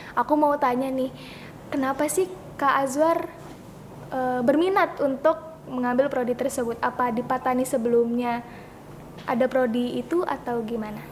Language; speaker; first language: Indonesian; native; Indonesian